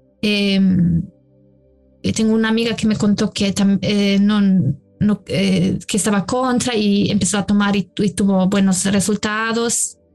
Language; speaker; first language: Spanish; non-native, fluent; German